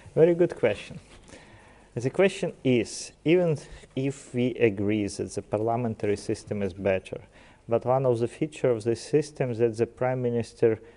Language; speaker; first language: English; non-native, fluent; Ukrainian